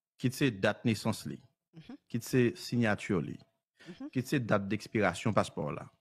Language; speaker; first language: French; non-native, local second language; Haitian Creole